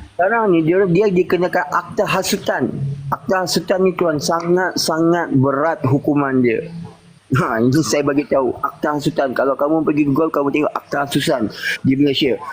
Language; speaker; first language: Malay; native; Malay